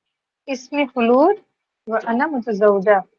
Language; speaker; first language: Arabic; non-native, learner; Urdu